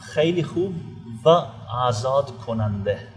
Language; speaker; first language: Persian; non-native, fluent; Urdu